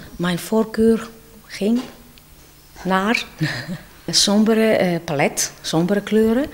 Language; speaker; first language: Dutch; non-native, fluent; Greek